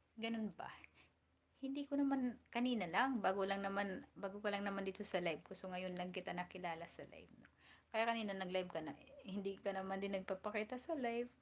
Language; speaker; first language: Filipino; non-native, local second language; Waray